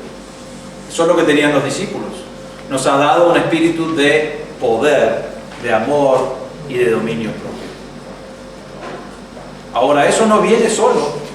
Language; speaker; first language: Spanish; native; Spanish